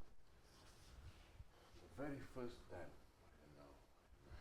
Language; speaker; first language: English; non-native, learner; Wolof